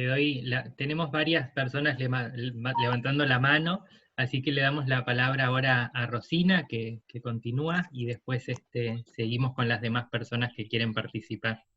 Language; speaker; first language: Spanish; native; Spanish